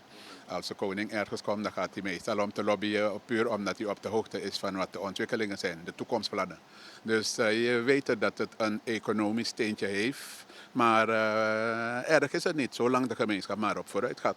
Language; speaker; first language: Dutch; native; Dutch